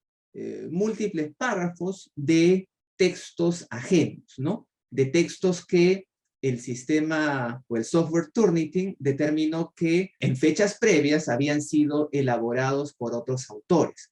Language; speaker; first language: Spanish; native; Spanish